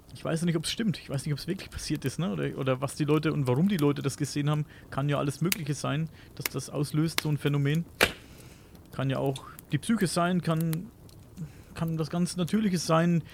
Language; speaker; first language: German; native; German